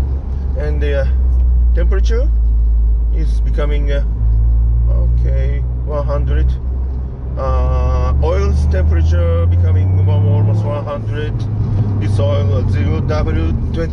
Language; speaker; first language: English; non-native, learner; Japanese